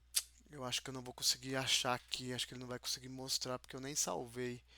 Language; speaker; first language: Portuguese; native; Portuguese